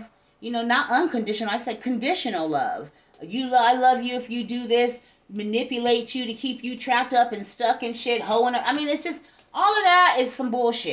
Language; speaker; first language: English; native; English